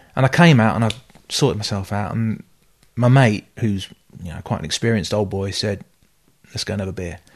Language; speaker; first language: English; native; English